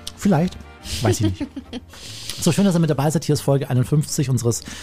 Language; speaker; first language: German; native; German